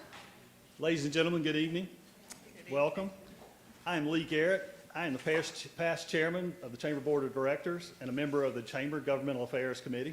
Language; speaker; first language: English; native; English